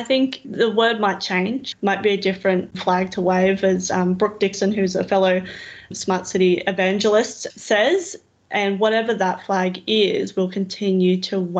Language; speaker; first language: English; native; English